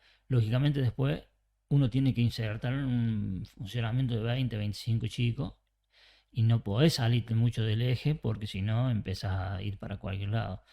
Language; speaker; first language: Spanish; native; Spanish